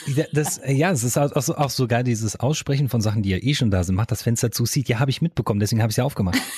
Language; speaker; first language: German; native; German